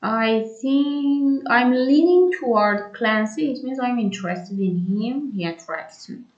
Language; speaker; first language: English; non-native, fluent; Persian